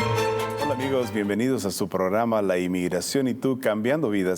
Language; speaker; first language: Spanish; native; Spanish